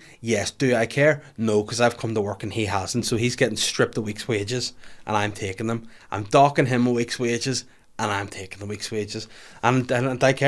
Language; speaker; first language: English; native; English